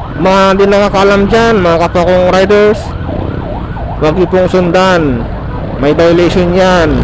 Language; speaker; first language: Filipino; non-native, local second language; Iloko